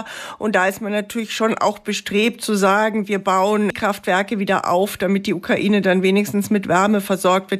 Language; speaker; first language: German; native; German